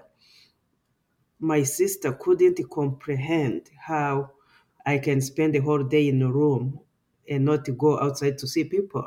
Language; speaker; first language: English; non-native, local second language; Kinyarwanda